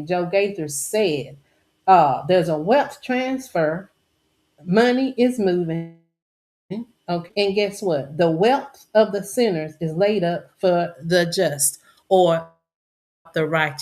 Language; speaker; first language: English; native; English